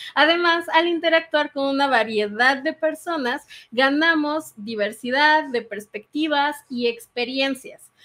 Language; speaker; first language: Spanish; native; Spanish